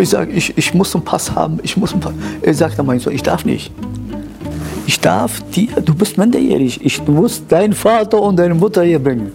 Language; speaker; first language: German; non-native, fluent; Kurdish